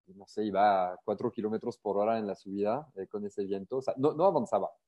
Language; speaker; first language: Spanish; non-native, fluent; French